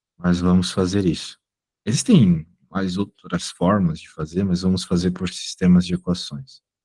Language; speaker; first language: Portuguese; native; Portuguese